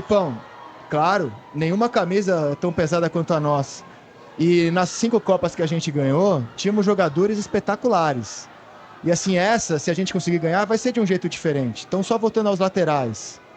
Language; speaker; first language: Portuguese; native; Portuguese